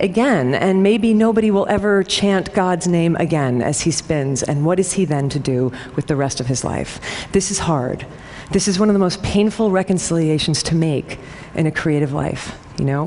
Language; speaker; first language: English; native; English